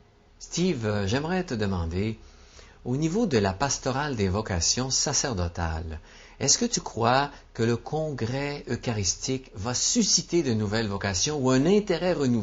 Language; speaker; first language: French; native; French